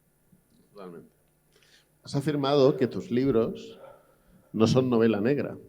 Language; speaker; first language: Spanish; native; Spanish